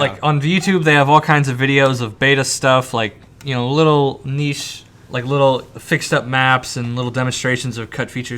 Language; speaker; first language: English; native; English